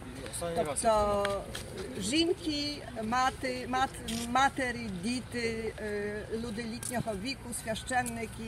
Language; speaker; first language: Ukrainian; early bilingual, heritage; Ukrainian